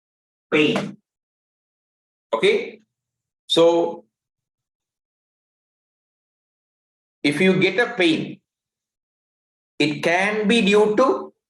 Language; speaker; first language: English; non-native, local second language; Tamil